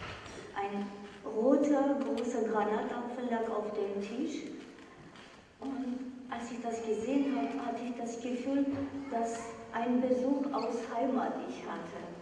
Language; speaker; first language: German; non-native, fluent; Armenian